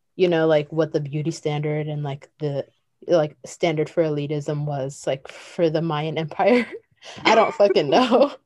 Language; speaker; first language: English; native; English